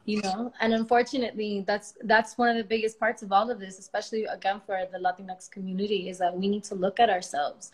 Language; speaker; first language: English; early bilingual, other home language; Spanish